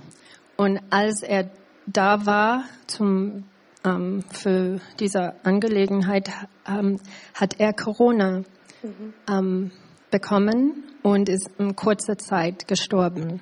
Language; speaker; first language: German; non-native, learner; English